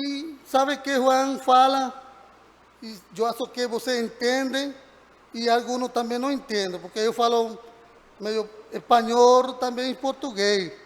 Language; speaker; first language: Portuguese; non-native, learner; Spanish